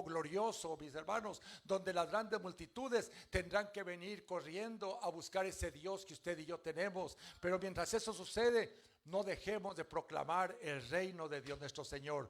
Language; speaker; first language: Spanish; native; Spanish